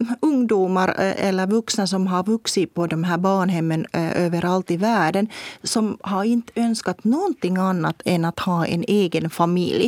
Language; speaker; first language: Swedish; non-native, local second language; Finnish